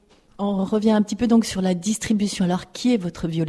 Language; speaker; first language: French; native; French